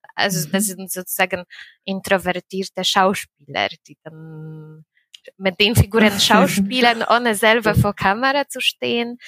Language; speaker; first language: German; non-native, fluent; Polish